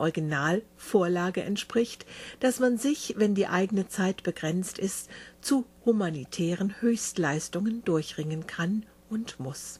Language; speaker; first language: German; native; German